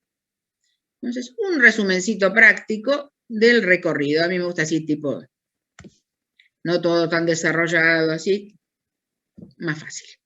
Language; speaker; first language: Spanish; native; Spanish